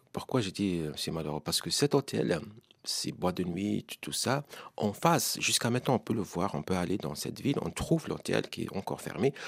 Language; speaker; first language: French; non-native, local second language; Arabic